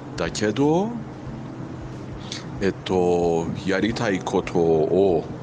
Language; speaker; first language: Japanese; non-native, learner; Persian